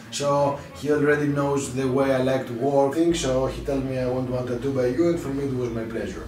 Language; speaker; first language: English; non-native, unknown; Greek